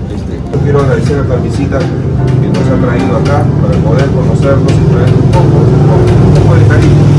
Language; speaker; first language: Spanish; native; Spanish